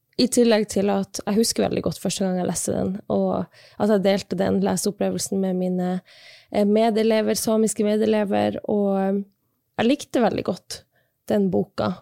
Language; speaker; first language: Norwegian; non-native, local second language; Northern Sami